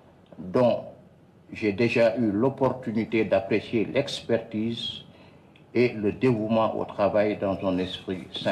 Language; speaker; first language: French; non-native, local second language; Wolof